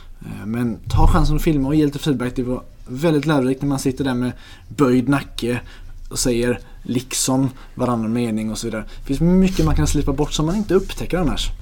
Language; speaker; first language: Swedish; native; Swedish